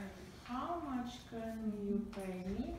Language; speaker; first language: English; non-native, learner; Russian